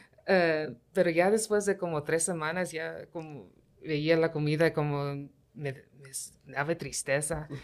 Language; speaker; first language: Spanish; early bilingual, heritage; Spanish